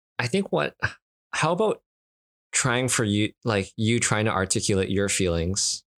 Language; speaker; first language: English; native; English